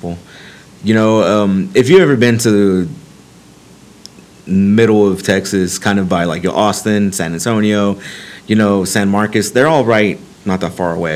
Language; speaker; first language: English; native; English